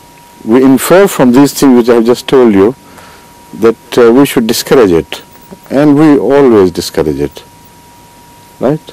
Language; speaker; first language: English; non-native, local second language; Urdu